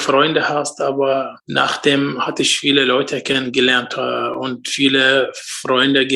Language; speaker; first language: German; non-native, learner; Arabic